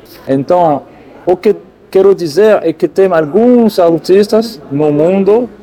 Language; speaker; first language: Portuguese; non-native, fluent; French